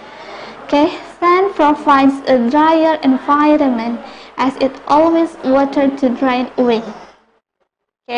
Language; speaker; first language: English; non-native, local second language; Indonesian